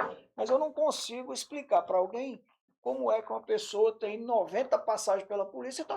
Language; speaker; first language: Portuguese; native; Portuguese